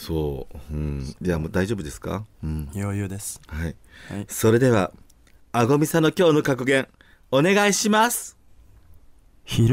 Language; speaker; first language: Japanese; native; Japanese